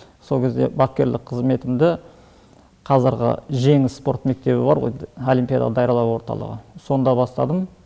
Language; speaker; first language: Kazakh; early bilingual, heritage; Kazakh